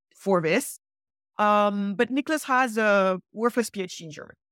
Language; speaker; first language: English; early bilingual, other home language; Wolof